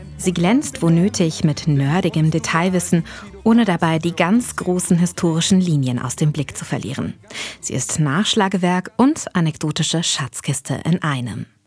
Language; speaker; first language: German; native; German